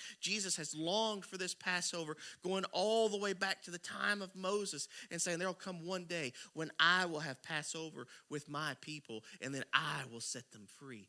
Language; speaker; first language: English; native; English